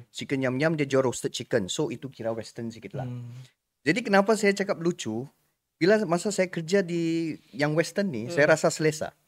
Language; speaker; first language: Malay; native; Malay